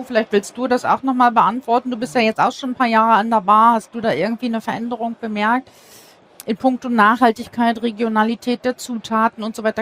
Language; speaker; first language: German; native; German